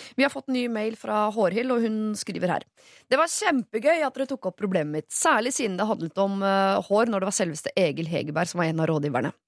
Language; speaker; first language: Norwegian; native; Norwegian